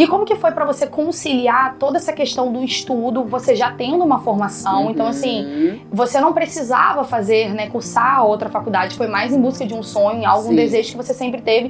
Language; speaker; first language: Portuguese; native; Portuguese